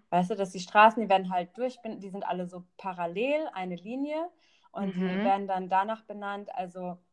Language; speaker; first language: German; non-native, local second language; Thai